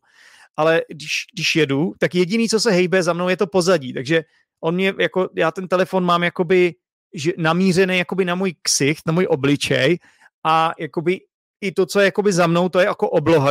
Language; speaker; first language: Czech; native; Czech